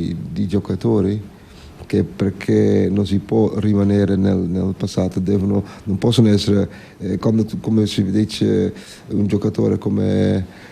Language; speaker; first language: Italian; non-native, fluent; Dutch